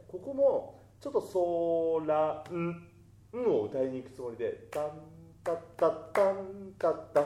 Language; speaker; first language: Japanese; native; Japanese